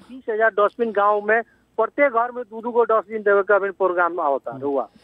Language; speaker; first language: Bhojpuri; native; Bhojpuri